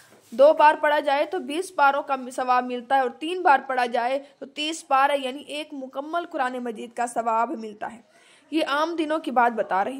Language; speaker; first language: Urdu; native; Urdu